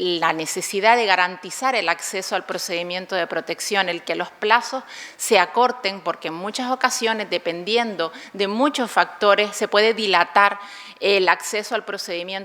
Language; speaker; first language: Spanish; native; Spanish